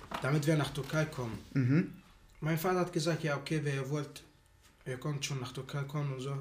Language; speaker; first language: German; non-native, learner; Arabic